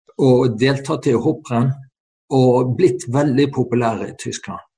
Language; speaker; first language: Norwegian; native; Norwegian